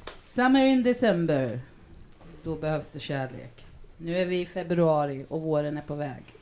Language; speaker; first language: Swedish; early bilingual, other home language; Spanish